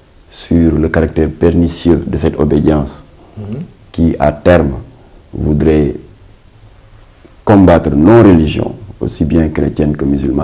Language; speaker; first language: French; non-native, local second language; Wolof